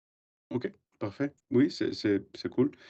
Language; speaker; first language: French; non-native, learner; English